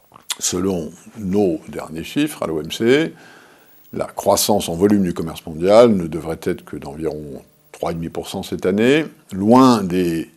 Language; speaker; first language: French; native; French